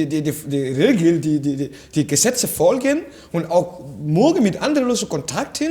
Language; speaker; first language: German; non-native, fluent; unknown